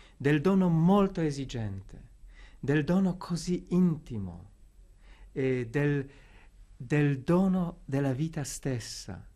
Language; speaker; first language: Italian; non-native, fluent; Polish